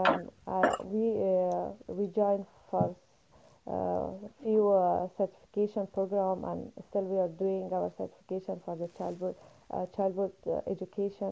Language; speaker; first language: English; non-native, fluent; Persian